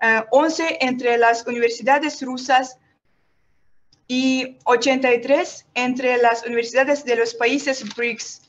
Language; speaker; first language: Spanish; non-native, learner; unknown